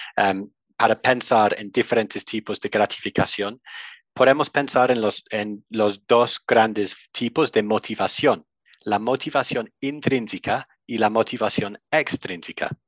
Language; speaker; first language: Spanish; non-native, fluent; English